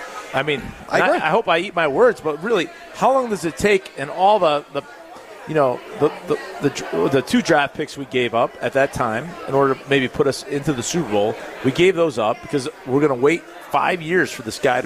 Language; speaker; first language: English; native; English